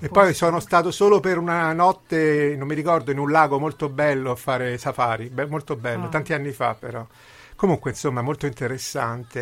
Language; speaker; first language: Italian; native; Italian